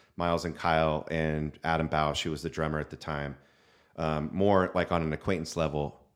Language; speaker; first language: English; native; English